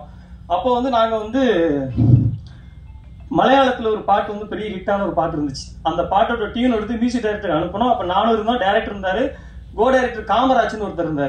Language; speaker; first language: Tamil; native; Tamil